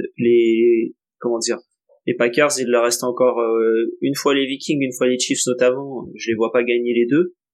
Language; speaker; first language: French; native; French